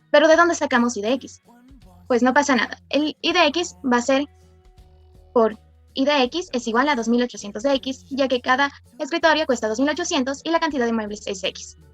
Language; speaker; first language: Spanish; native; Spanish